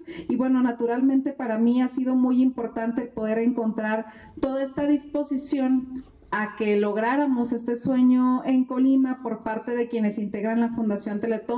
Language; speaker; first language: Spanish; native; Spanish